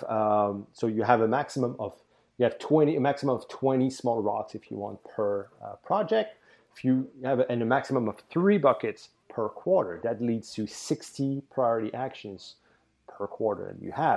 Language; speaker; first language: English; non-native, fluent; French